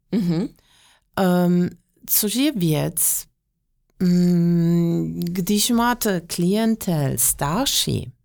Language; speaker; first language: Czech; non-native, fluent; German